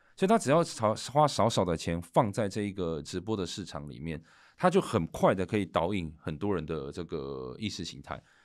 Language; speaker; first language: Chinese; native; Chinese